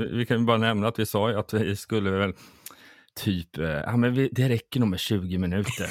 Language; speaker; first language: Swedish; native; Swedish